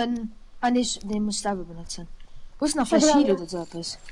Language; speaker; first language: German; non-native, local second language; Luxembourgish